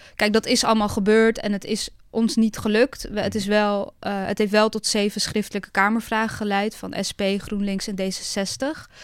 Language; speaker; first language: Dutch; early bilingual, other home language; Bosnian